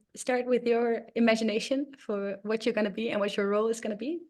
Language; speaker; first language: English; non-native, fluent; Dutch